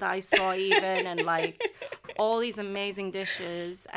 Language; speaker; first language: English; non-native, local second language; Cantonese